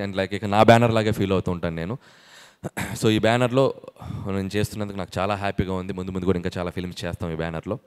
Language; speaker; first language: Telugu; native; Telugu